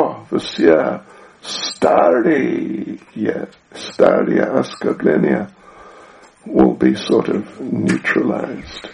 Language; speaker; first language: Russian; non-native, learner; English